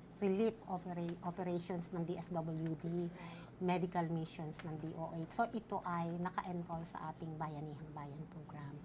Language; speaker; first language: Filipino; native; Filipino